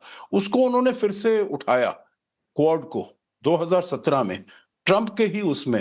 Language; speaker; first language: Hindi; native; Hindi